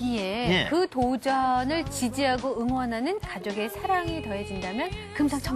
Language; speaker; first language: Korean; native; Korean